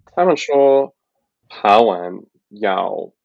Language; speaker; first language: Chinese; non-native, learner; English